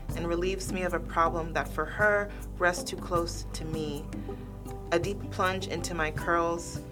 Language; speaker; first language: English; early bilingual, other home language; Krio